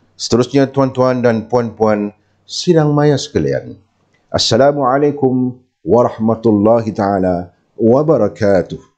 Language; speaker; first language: Malay; native; Malay